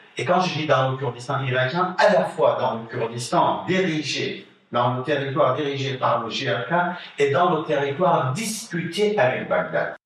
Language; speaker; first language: French; non-native, fluent; Kurdish